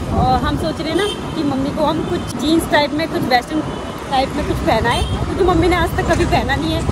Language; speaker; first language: Hindi; native; Hindi